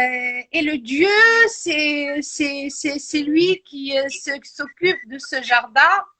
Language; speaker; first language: French; non-native, local second language; Arabic